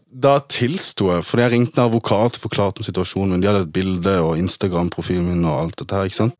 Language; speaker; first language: Norwegian; early bilingual, other home language; German